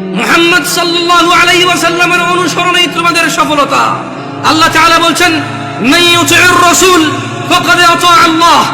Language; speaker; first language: Bangla; early bilingual, heritage; Bangla